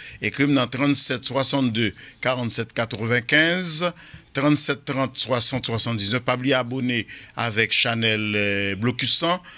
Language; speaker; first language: French; non-native, local second language; Haitian Creole